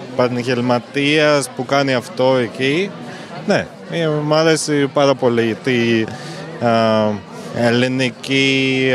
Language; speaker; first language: Greek; non-native, fluent; Latvian